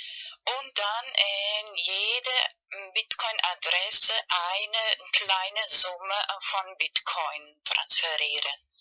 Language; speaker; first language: German; non-native, learner; Spanish